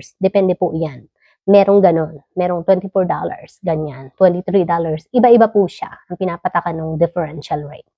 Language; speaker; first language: Filipino; native; Filipino